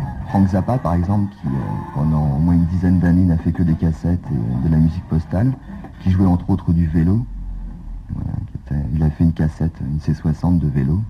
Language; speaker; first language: French; native; French